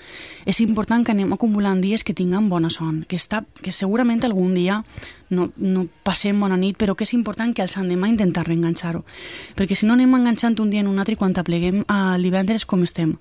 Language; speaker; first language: Catalan; native; Catalan